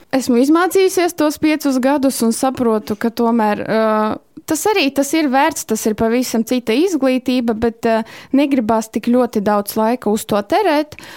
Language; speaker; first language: Latvian; non-native, local second language; Russian